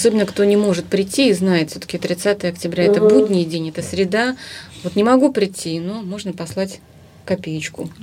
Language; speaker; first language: Russian; native; Russian